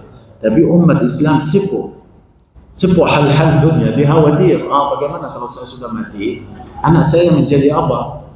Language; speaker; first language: Indonesian; non-native, fluent; Arabic